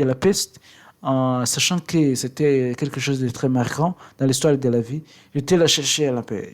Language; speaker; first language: French; non-native, learner; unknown